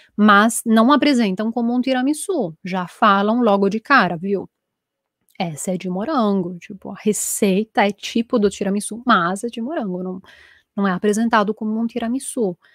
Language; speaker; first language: Portuguese; non-native, fluent; Italian